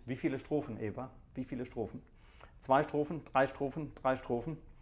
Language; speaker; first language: German; non-native, fluent; English